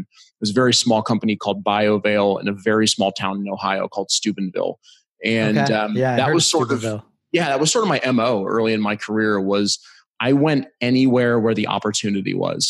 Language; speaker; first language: English; native; English